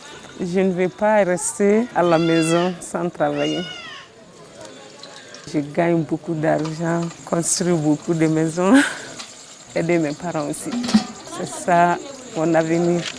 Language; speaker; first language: French; non-native, local second language; Bambara